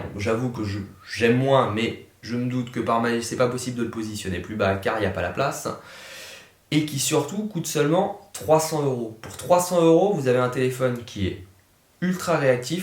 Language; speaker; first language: French; native; French